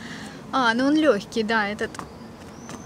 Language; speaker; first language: Russian; native; Russian